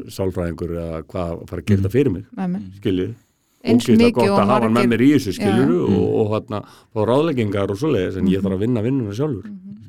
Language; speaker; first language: Icelandic; native; Icelandic